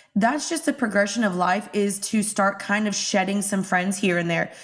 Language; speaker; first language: English; native; English